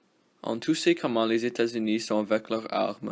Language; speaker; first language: French; non-native, learner; English